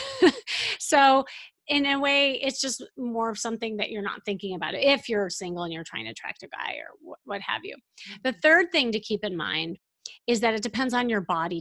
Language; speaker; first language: English; native; English